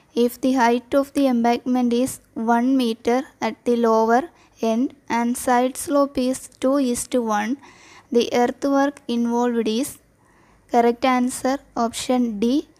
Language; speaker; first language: English; non-native, local second language; Malayalam